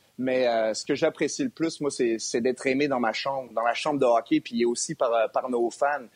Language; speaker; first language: French; native; French